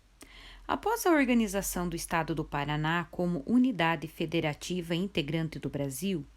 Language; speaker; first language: Portuguese; native; Portuguese